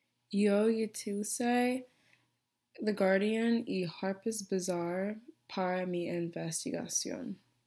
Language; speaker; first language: Spanish; non-native, learner; English